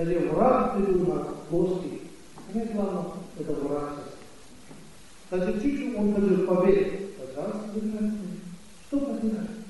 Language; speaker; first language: Russian; non-native, learner; Tibetan